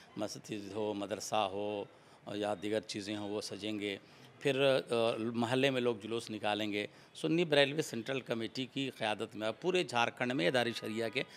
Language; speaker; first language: Hindi; native; Hindi